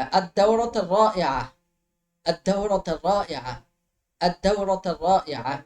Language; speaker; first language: Arabic; non-native, fluent; Bangla